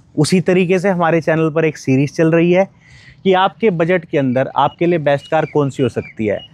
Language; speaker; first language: Hindi; native; Hindi